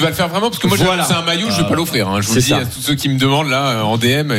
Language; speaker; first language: French; native; French